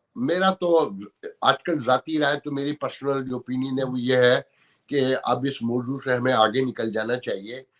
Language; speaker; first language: Urdu; native; Urdu